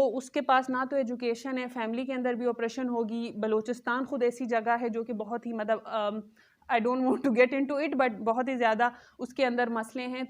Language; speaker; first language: Urdu; non-native, local second language; Khowar